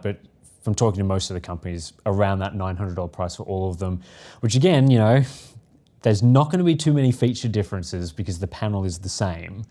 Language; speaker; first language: English; native; English